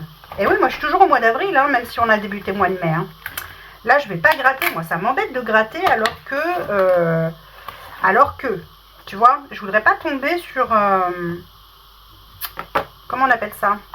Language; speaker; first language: French; native; French